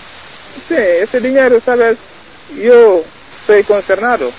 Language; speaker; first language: Spanish; non-native, learner; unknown